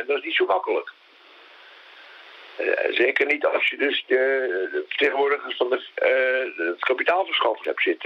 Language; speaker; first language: Dutch; native; Dutch